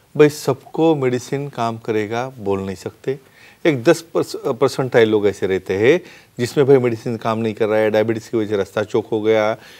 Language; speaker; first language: Hindi; non-native, local second language; Marathi